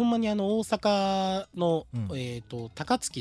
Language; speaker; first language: Japanese; native; Japanese